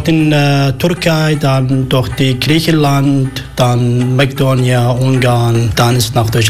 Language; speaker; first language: German; non-native, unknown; Arabic